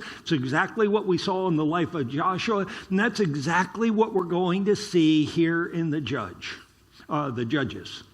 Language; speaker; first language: English; native; English